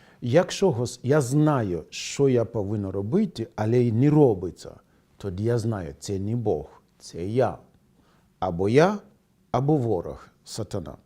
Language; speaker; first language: Ukrainian; non-native, fluent; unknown